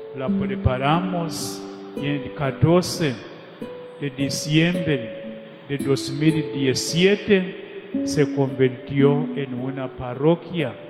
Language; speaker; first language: Spanish; non-native, fluent; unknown